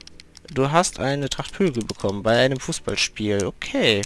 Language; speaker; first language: German; native; German